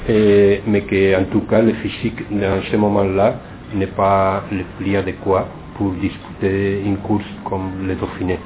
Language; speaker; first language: French; non-native, fluent; Spanish